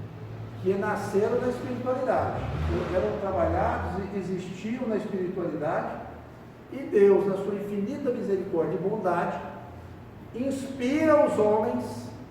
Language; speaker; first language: Portuguese; native; Portuguese